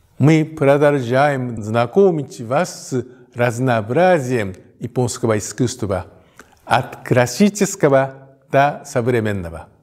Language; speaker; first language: Russian; non-native, fluent; Japanese